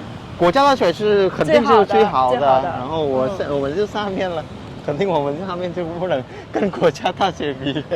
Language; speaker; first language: Chinese; non-native, fluent; Vietnamese